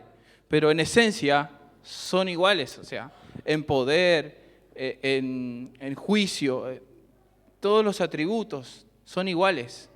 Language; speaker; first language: Spanish; native; Spanish